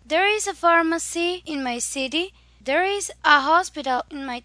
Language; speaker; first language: English; non-native, learner; Spanish